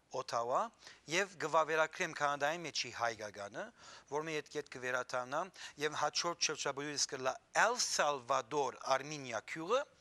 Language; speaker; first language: Armenian; native; Armenian